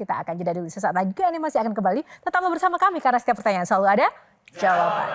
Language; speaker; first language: Indonesian; native; Indonesian